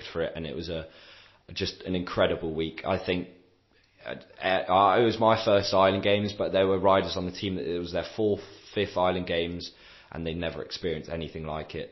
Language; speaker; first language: English; native; English